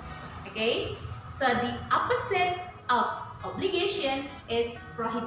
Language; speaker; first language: English; non-native, fluent; Indonesian